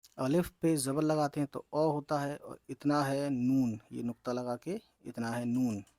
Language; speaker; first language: Hindi; native; Hindi